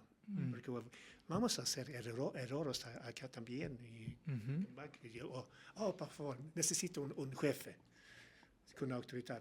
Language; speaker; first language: Spanish; non-native, learner; Swedish